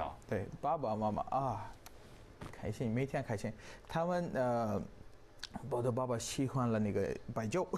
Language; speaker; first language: Chinese; non-native, learner; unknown